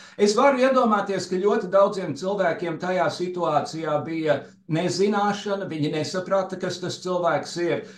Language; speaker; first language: Latvian; early bilingual, heritage; Latvian